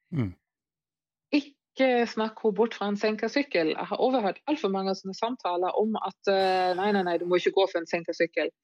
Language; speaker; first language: Norwegian; non-native, fluent; German